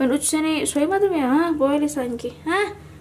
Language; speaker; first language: Turkish; non-native, learner; Indonesian